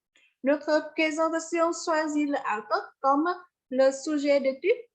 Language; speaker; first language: French; non-native, learner; Vietnamese